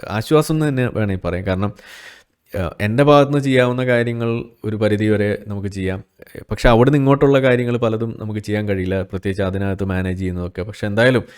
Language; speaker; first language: Malayalam; native; Malayalam